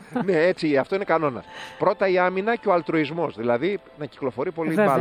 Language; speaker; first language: Greek; native; Greek